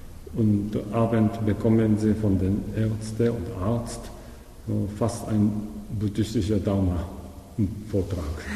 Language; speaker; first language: German; non-native, learner; Japanese